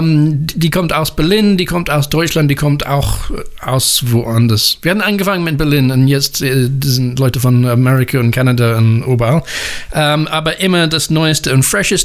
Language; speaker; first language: German; non-native, learner; English